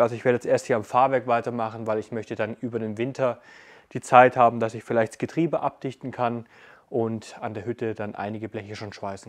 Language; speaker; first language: German; native; German